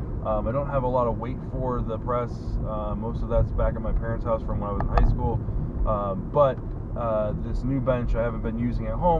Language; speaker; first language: English; native; English